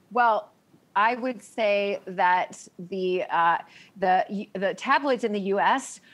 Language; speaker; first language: English; native; English